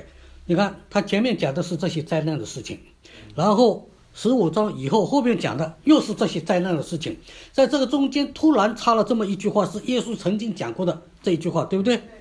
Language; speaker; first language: Chinese; native; Chinese